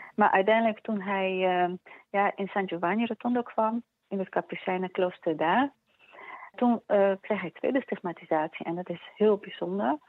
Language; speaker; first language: Dutch; early bilingual, other home language; Polish